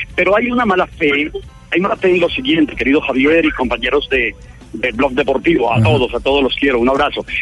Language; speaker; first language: Spanish; native; Spanish